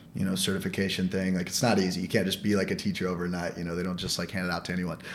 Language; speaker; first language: English; native; English